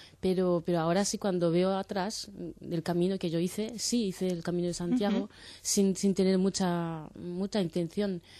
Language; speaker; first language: Spanish; non-native, fluent; Japanese